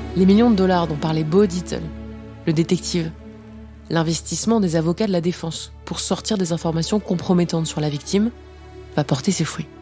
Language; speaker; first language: French; native; French